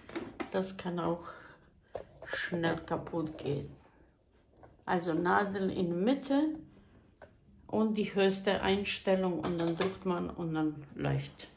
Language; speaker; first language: German; non-native, fluent; Croatian